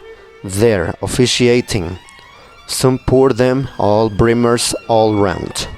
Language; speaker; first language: English; non-native, fluent; Spanish